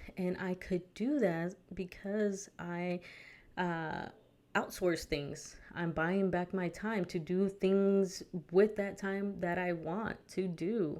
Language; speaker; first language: English; early bilingual, other home language; Spanish